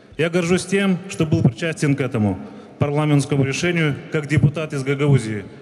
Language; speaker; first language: Russian; non-native, local second language; Gagauz